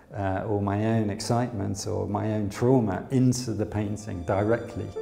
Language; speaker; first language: English; native; English